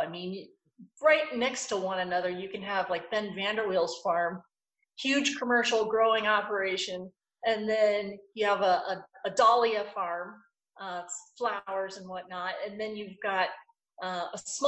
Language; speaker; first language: English; native; English